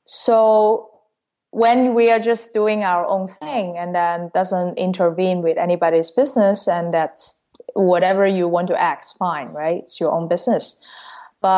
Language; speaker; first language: English; non-native, fluent; Cantonese